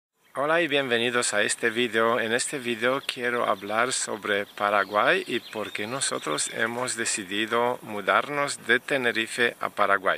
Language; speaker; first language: Spanish; non-native, fluent; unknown